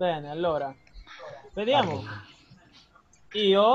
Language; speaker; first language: Italian; non-native, fluent; Spanish